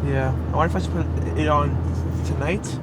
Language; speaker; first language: English; native; English